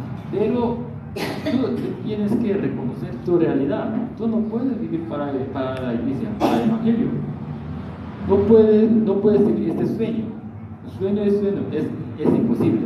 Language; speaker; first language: Spanish; non-native, learner; Korean